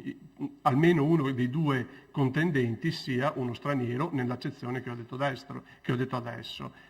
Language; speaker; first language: Italian; native; Italian